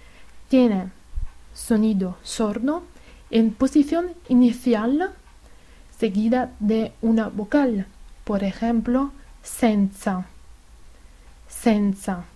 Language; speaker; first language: Spanish; non-native, fluent; Italian